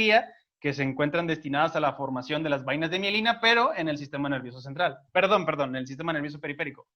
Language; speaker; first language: Spanish; native; Spanish